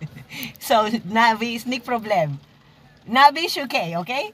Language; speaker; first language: German; non-native, learner; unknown